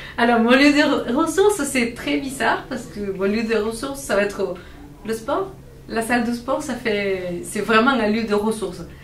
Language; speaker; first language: French; non-native, fluent; Spanish